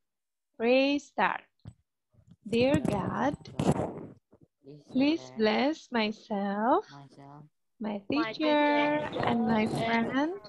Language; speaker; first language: English; non-native, learner; Indonesian